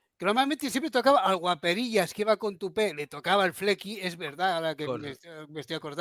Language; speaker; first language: Spanish; native; Spanish